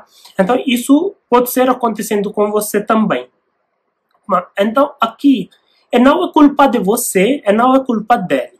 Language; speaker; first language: Portuguese; non-native, learner; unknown